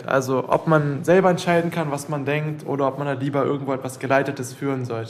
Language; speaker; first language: German; native; German